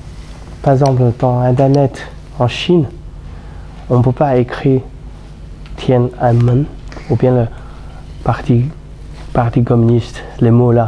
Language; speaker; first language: French; non-native, learner; Chinese